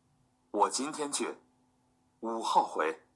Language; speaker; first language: Chinese; non-native, learner; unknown